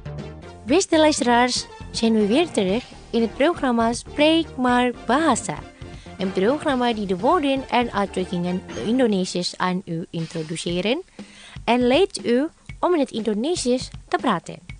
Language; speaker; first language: Dutch; non-native, fluent; Indonesian